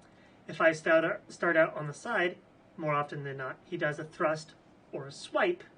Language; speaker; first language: English; native; English